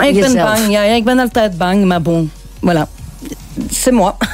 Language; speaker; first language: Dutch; non-native, local second language; French